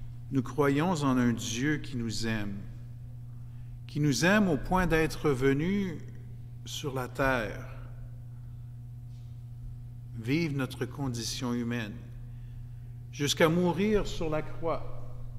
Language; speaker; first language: French; native; French